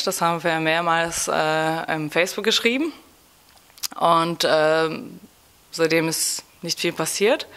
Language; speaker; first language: German; non-native, fluent; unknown